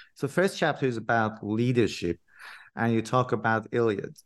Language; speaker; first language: English; non-native, fluent; Persian